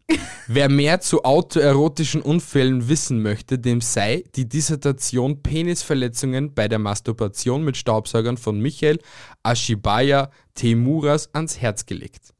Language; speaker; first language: German; native; German